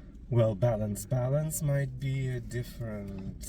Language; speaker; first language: English; non-native, fluent; Ukrainian